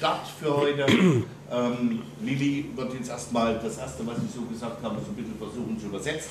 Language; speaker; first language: German; native; German